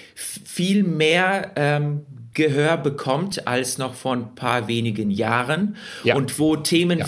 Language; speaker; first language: German; early bilingual, other home language; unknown